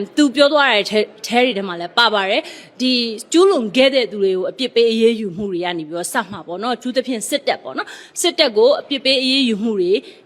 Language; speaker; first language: Burmese; non-native, local second language; Rohingya